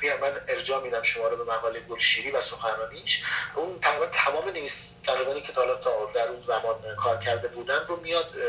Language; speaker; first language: Persian; non-native, local second language; Kurdish